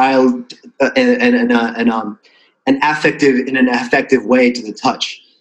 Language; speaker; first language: English; non-native, fluent; Russian